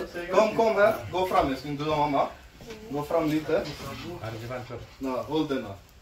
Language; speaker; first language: Swedish; non-native, learner; Bangla